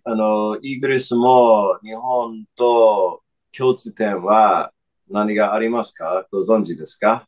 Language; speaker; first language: Japanese; non-native, fluent; English